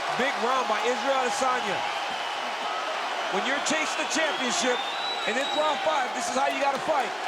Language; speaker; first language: English; native; English